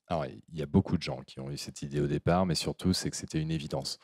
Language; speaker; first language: French; native; French